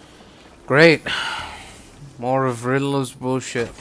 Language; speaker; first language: English; native; English